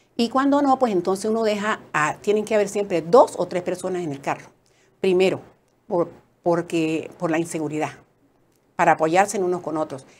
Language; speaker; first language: Spanish; native; Spanish